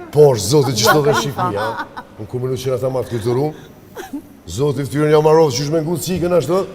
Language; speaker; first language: Albanian; native; Albanian